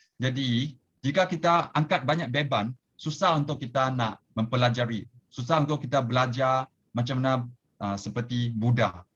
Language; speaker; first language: Malay; non-native, local second language; Chinese